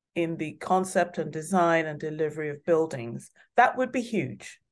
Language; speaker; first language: English; non-native, local second language; Yoruba